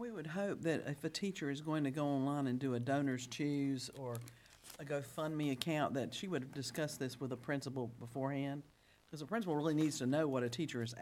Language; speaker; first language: English; native; English